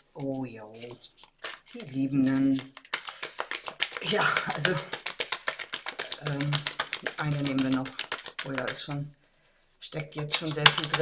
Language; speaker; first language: German; native; German